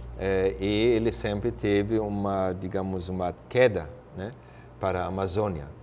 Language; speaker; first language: Portuguese; non-native, fluent; German